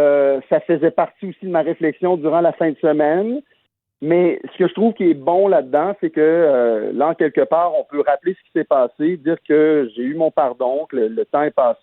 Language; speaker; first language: French; native; French